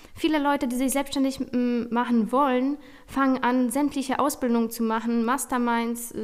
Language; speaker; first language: German; non-native, fluent; Polish